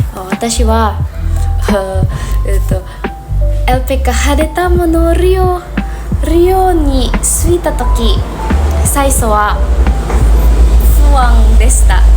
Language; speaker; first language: Japanese; non-native, learner; Indonesian